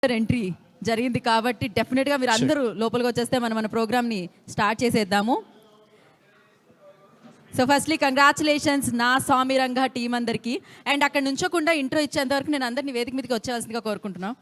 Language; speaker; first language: Telugu; native; Telugu